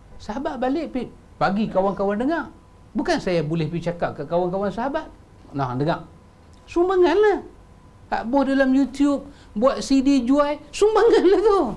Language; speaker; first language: Malay; native; Malay